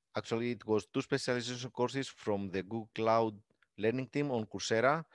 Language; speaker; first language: English; non-native, fluent; Greek